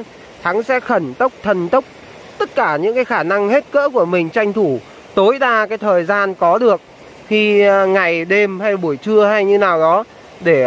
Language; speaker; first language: Vietnamese; native; Vietnamese